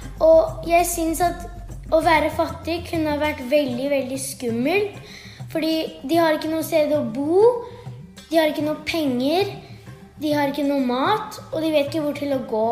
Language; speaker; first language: Norwegian; early bilingual, heritage; Norwegian